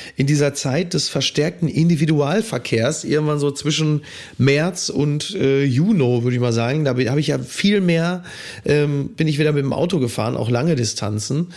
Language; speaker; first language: German; native; German